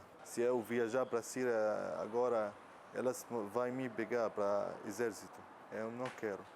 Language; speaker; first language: Portuguese; non-native, learner; Arabic